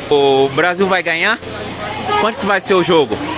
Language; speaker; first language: Portuguese; non-native, learner; Haitian Creole